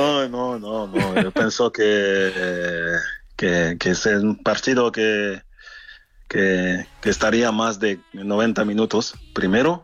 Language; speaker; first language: Spanish; non-native, fluent; French